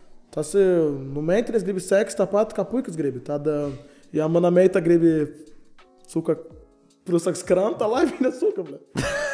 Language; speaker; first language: Latvian; non-native, learner; Portuguese